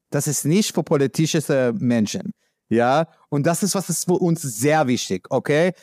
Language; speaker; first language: German; non-native, learner; English